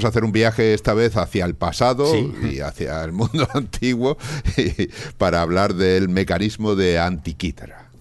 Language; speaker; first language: Spanish; native; Spanish